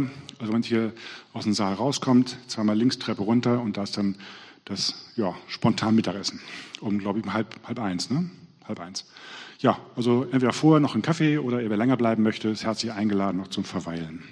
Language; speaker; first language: German; native; German